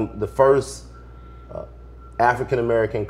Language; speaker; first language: English; native; English